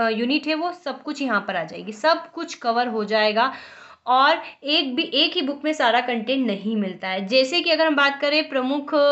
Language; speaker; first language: Hindi; native; Hindi